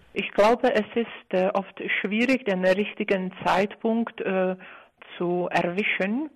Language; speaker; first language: German; non-native, fluent; Czech